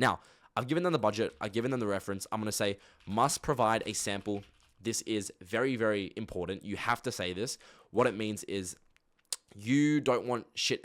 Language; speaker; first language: English; native; English